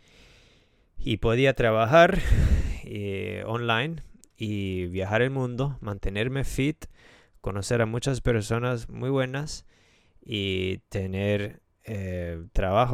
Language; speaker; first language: Spanish; non-native, fluent; English